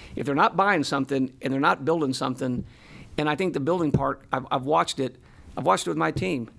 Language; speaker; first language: English; native; English